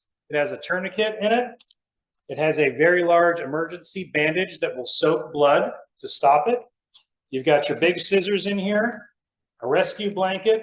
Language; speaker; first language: English; native; English